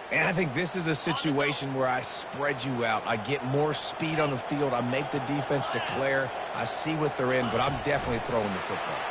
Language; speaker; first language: English; native; English